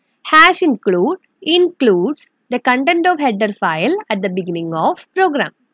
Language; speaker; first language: English; non-native, local second language; Malayalam